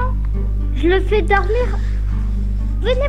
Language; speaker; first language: French; native; French